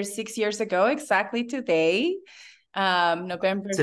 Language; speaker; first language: English; non-native, fluent; Spanish